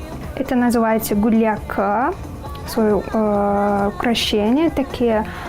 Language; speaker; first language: Russian; non-native, learner; Turkmen